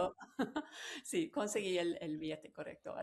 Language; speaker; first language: Spanish; non-native, fluent; English